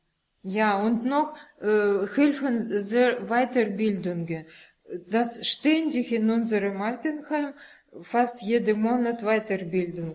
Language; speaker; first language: German; non-native, learner; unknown